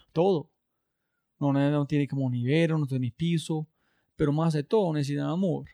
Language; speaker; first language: Spanish; non-native, learner; English